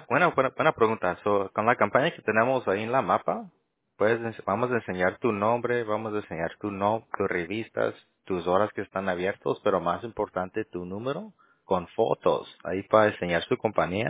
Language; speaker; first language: Spanish; early bilingual, heritage; Spanish